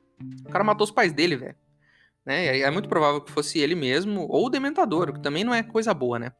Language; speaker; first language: Portuguese; native; Portuguese